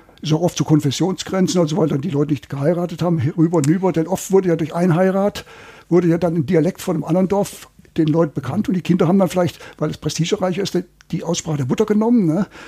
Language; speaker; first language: German; native; German